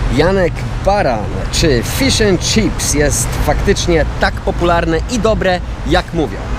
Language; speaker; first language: Polish; native; Polish